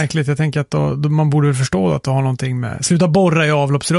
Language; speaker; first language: Swedish; native; Swedish